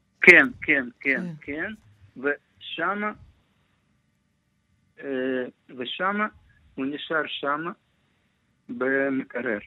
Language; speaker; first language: Hebrew; non-native, learner; Russian